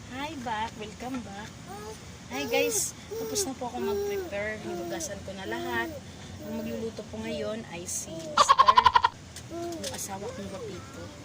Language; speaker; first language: Filipino; non-native, local second language; Cebuano